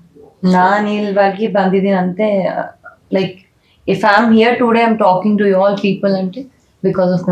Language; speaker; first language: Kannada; non-native, local second language; Telugu